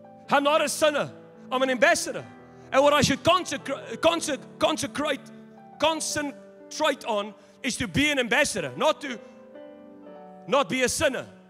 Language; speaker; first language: English; non-native, local second language; Afrikaans